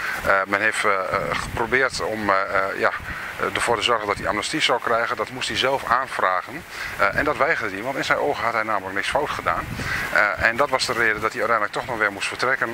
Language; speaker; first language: Dutch; native; Dutch